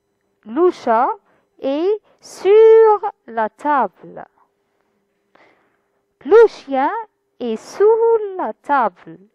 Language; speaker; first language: French; non-native, fluent; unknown